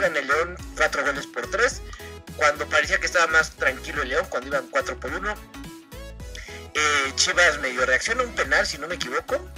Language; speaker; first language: Spanish; native; Spanish